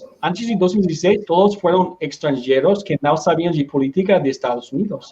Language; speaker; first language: Portuguese; non-native, learner; Spanish